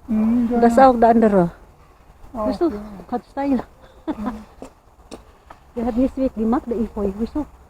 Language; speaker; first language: German; non-native, learner; Filipino